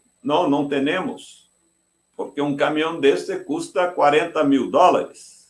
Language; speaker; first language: Spanish; non-native, fluent; Portuguese